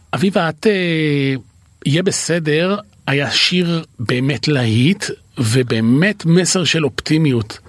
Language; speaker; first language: Hebrew; native; Hebrew